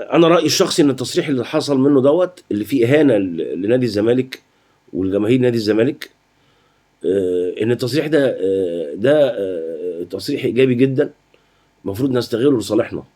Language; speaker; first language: Arabic; native; Arabic